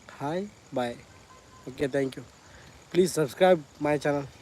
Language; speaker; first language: Hindi; non-native, local second language; Kannada